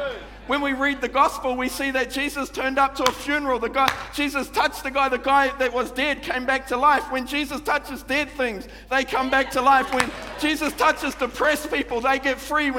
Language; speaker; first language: English; native; English